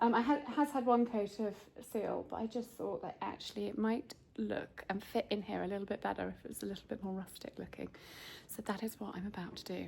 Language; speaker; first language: English; native; English